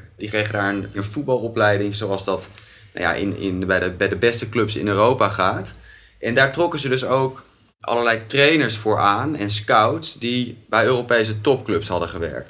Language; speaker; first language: Dutch; native; Dutch